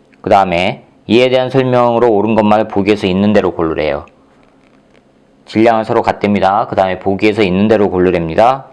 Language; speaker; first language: Korean; native; Korean